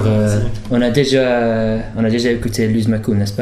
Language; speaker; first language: French; early bilingual, heritage; English